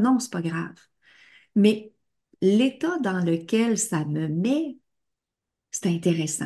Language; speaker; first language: French; native; French